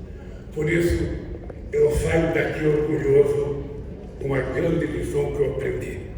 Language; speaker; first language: Portuguese; native; Portuguese